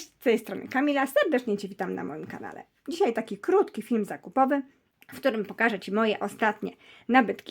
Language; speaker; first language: Polish; native; Polish